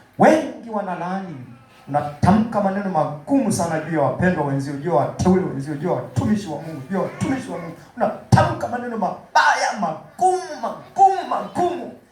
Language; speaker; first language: Swahili; native; Swahili